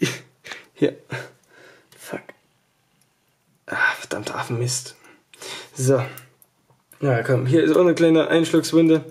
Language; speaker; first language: German; native; German